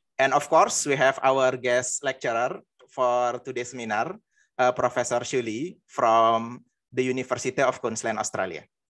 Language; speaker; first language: English; non-native, fluent; Indonesian